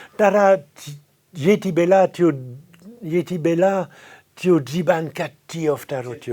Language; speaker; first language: Nepali; non-native, fluent; French